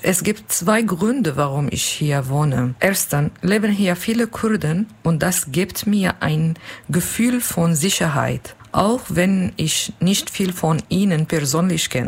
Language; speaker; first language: German; non-native, fluent; Kurdish